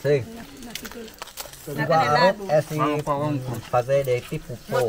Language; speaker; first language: Portuguese; non-native, learner; Vietnamese